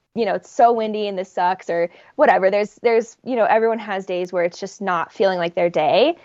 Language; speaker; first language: English; native; English